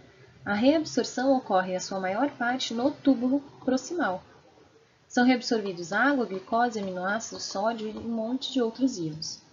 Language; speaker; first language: Portuguese; native; Portuguese